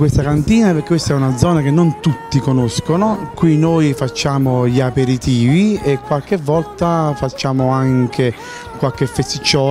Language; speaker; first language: Italian; native; Italian